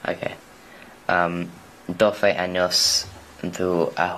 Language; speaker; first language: Spanish; non-native, learner; English